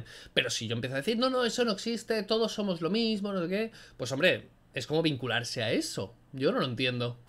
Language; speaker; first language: Spanish; native; Spanish